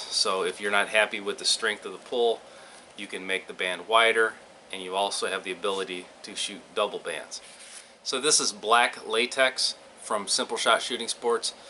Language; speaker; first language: English; native; English